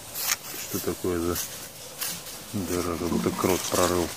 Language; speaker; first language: Russian; native; Russian